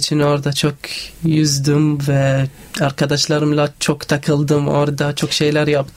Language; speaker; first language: Turkish; non-native, fluent; Arabic